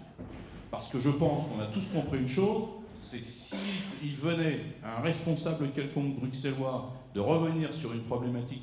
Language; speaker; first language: French; native; French